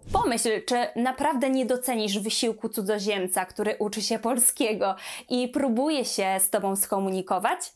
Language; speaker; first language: Polish; native; Polish